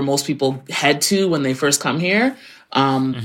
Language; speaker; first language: English; native; English